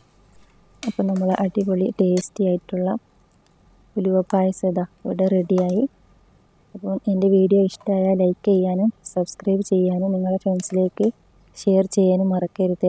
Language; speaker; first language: Malayalam; native; Malayalam